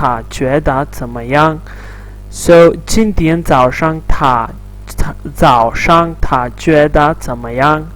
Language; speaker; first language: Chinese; non-native, fluent; Urdu